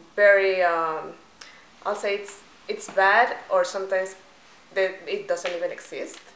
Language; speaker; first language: English; non-native, fluent; Spanish